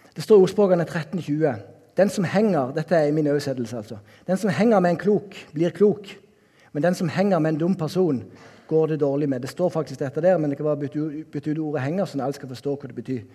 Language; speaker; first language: Norwegian; native; Norwegian